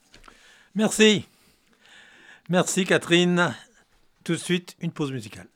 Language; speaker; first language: French; native; French